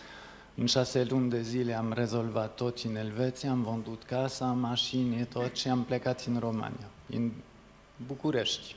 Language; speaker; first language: Romanian; non-native, fluent; French